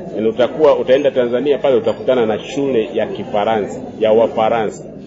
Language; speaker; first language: Swahili; native; Swahili